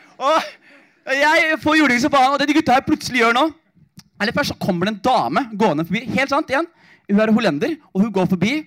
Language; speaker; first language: Norwegian; early bilingual, other home language; Somali